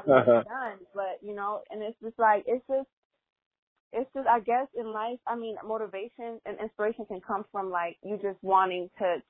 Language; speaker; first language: English; non-native, fluent; Spanish